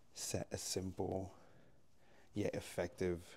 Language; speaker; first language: English; early bilingual, other home language; Spanish